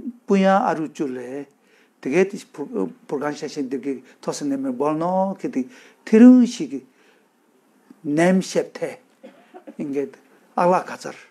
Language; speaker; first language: Mongolian; non-native, fluent; Tibetan